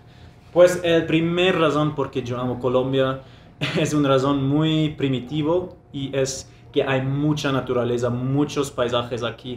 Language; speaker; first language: Spanish; non-native, fluent; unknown